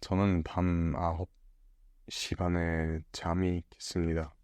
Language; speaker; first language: Korean; non-native, learner; English